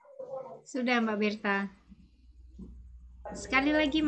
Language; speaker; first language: Indonesian; native; Indonesian